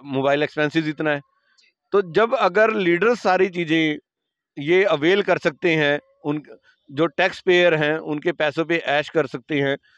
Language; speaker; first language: Hindi; native; Hindi